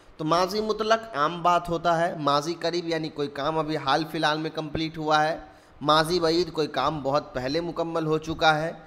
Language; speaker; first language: Urdu; native; Urdu